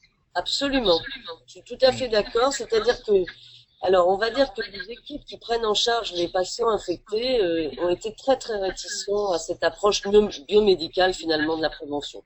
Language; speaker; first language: French; native; French